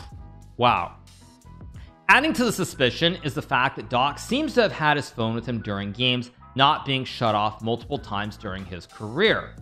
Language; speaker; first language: English; native; English